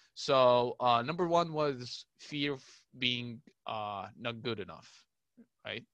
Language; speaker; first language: English; non-native, fluent; Arabic